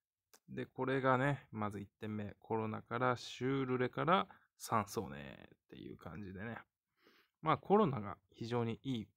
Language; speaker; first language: Japanese; native; Japanese